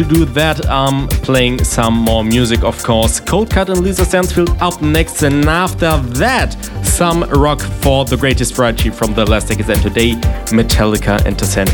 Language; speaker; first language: English; non-native, fluent; German